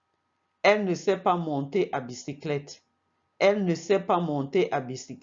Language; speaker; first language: French; non-native, fluent; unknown